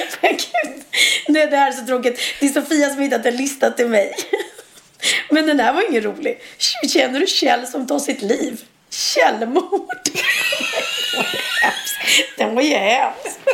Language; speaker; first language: Swedish; native; Swedish